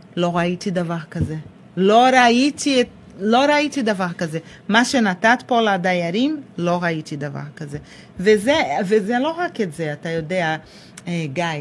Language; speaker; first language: Hebrew; non-native, fluent; Portuguese